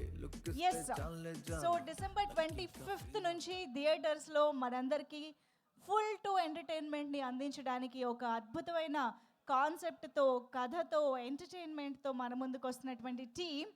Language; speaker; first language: Telugu; native; Telugu